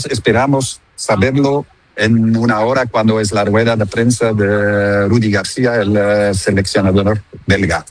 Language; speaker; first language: Spanish; non-native, fluent; Dutch